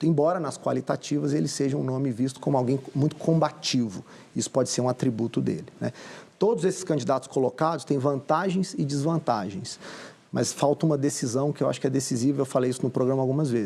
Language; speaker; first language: Portuguese; native; Portuguese